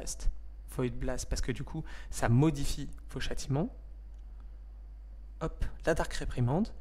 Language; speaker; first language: French; native; French